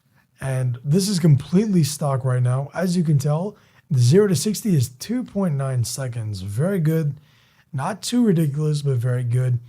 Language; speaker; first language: English; native; English